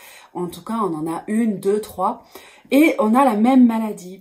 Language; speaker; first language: French; native; French